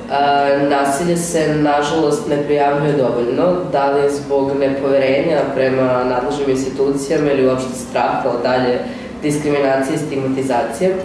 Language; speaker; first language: Serbian; native; Serbian